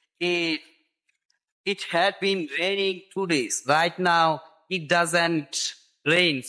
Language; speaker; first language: English; non-native, learner; Bangla